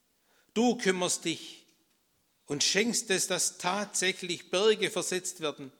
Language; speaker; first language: German; native; German